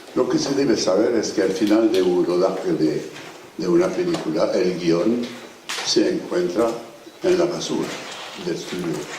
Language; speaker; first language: Spanish; non-native, fluent; French